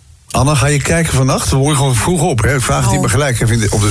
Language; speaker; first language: Dutch; native; Dutch